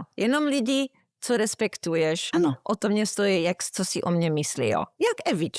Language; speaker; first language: Czech; early bilingual, heritage; Czech